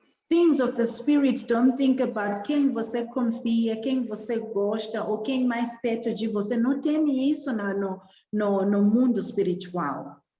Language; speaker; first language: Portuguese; non-native, learner; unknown